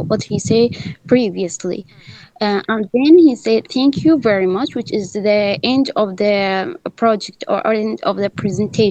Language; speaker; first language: English; non-native, learner; Arabic